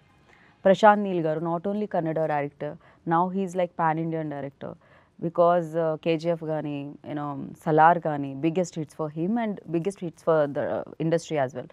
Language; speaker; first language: Telugu; native; Telugu